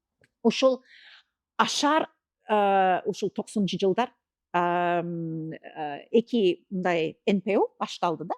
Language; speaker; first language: Kyrgyz; non-native, fluent; English